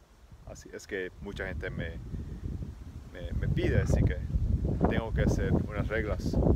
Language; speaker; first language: Spanish; early bilingual, heritage; Spanish